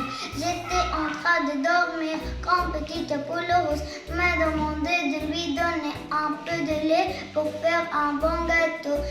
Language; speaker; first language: French; non-native, learner; Arabic